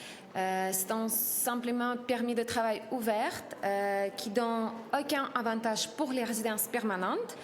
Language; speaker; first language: French; non-native, learner; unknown